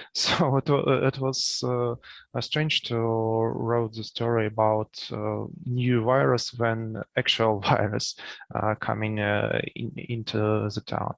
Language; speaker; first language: English; non-native, learner; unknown